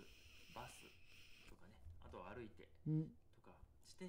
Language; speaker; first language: Japanese; native; Japanese